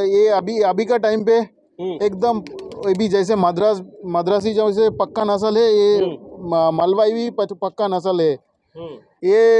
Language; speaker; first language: Hindi; non-native, local second language; Bangla